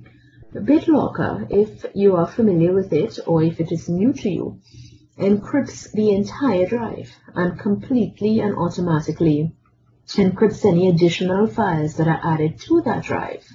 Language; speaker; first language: English; native; English